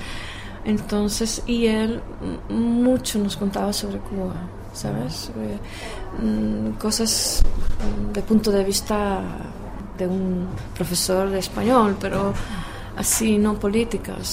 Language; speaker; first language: Spanish; non-native, fluent; Czech